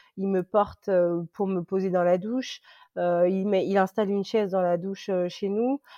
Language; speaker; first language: French; early bilingual, other home language; Lingala